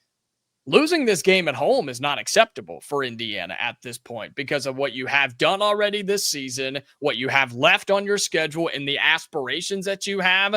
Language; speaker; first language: English; native; English